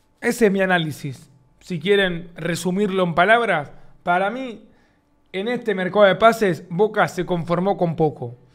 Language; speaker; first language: Spanish; native; Spanish